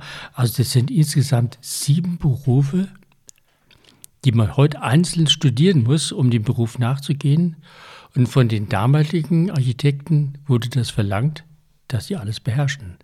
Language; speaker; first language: German; native; German